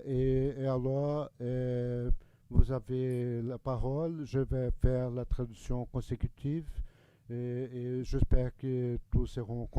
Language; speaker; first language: French; non-native, fluent; Portuguese